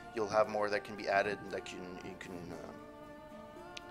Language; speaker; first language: English; native; English